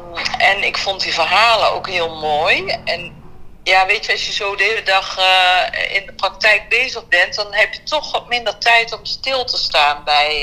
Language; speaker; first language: Dutch; native; Dutch